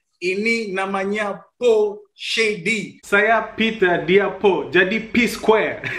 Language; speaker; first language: Indonesian; non-native, fluent; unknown